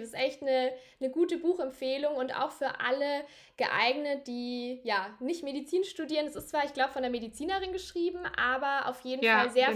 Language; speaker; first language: German; native; German